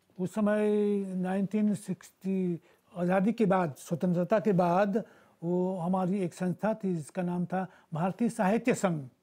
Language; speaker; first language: Hindi; early bilingual, heritage; Bhojpuri